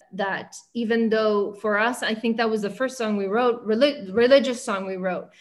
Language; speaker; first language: English; early bilingual, heritage; Spanish